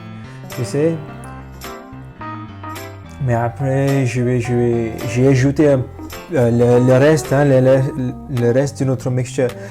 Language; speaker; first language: French; non-native, fluent; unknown